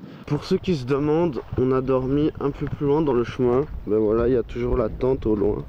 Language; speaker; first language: French; native; French